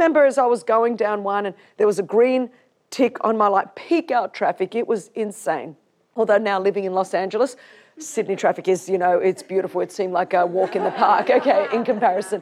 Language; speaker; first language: English; native; English